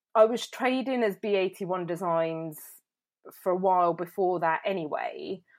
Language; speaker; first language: English; native; English